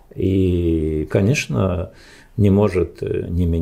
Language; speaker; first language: Ukrainian; non-native, local second language; Romanian